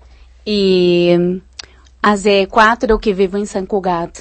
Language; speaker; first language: Spanish; non-native, fluent; Portuguese